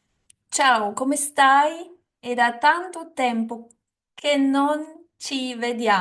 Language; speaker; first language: Italian; non-native, learner; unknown